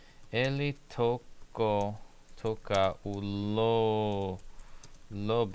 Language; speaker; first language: Portuguese; non-native, learner; English